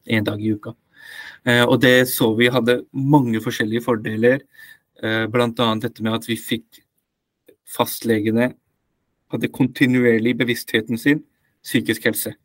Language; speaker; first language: Norwegian; early bilingual, other home language; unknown